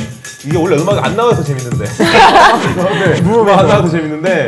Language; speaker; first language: Korean; native; Korean